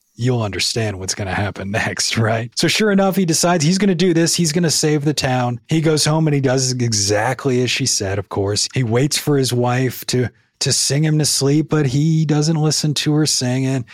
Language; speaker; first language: English; native; English